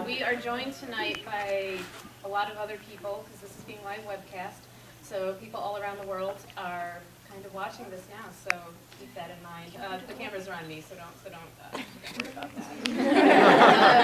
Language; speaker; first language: English; native; English